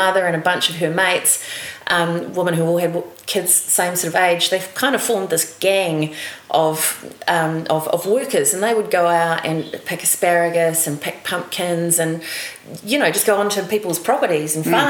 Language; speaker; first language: English; native; English